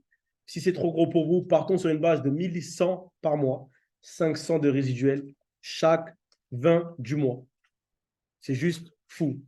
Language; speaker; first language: French; native; French